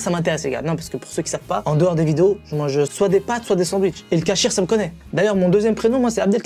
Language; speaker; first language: French; native; French